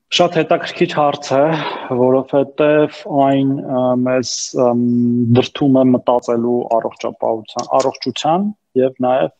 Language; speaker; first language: Armenian; native; Armenian